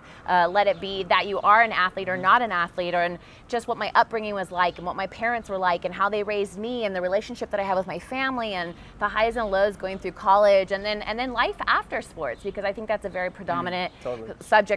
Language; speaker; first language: English; native; English